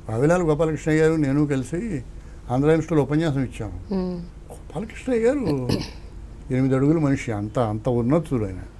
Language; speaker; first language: Telugu; native; Telugu